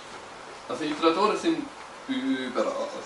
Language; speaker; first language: German; native; German